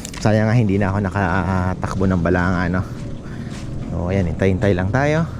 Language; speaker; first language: Filipino; native; Filipino